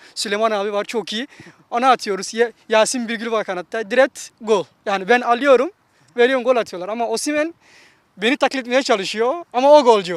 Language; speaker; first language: Turkish; non-native, fluent; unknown